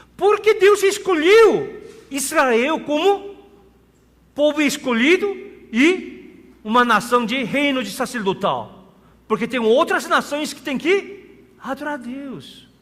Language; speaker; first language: Portuguese; non-native, fluent; Korean